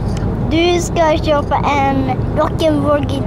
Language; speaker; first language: Swedish; non-native, learner; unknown